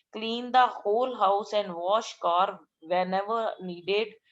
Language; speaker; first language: English; non-native, local second language; Punjabi